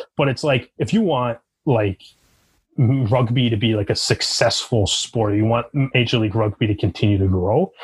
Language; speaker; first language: English; native; English